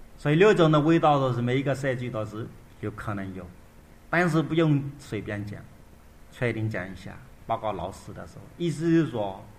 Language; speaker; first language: Chinese; non-native, fluent; Burmese